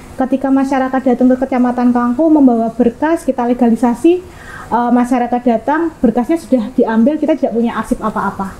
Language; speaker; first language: Indonesian; native; Indonesian